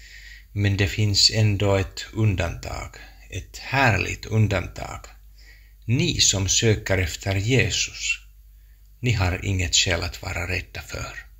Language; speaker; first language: Swedish; non-native, local second language; Finnish